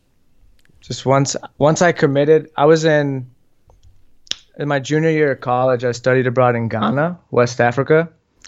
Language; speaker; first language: English; native; English